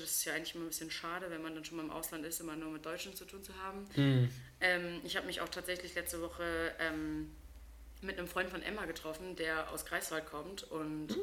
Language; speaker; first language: German; native; German